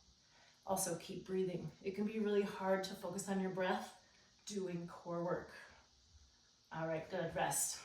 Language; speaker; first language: English; native; English